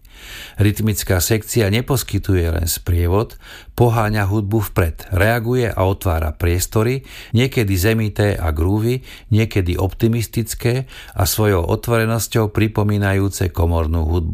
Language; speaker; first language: Slovak; native; Slovak